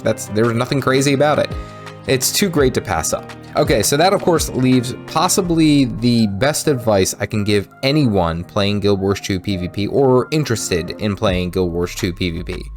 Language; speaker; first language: English; native; English